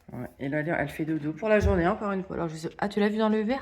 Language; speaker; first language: French; native; French